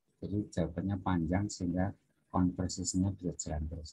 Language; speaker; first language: Indonesian; native; Indonesian